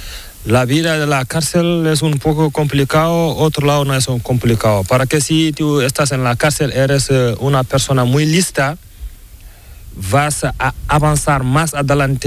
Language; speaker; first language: Spanish; non-native, learner; Fula